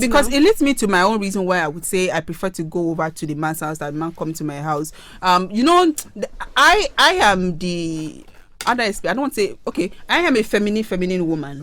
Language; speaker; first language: English; non-native, local second language; Yoruba